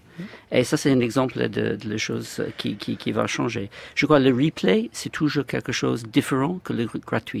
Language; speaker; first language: French; non-native, fluent; English